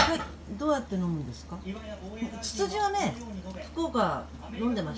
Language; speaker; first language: Japanese; native; Japanese